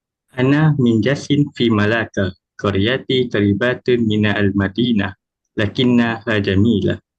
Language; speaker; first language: Arabic; non-native, learner; Malay